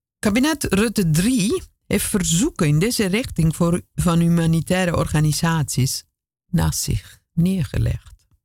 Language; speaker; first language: Dutch; non-native, fluent; Italian